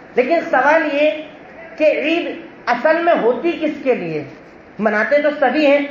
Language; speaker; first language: Urdu; native; Urdu